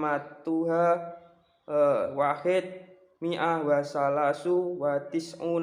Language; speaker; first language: Arabic; non-native, learner; Indonesian